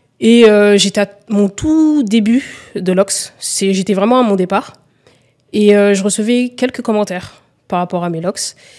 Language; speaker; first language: French; early bilingual, other home language; Lingala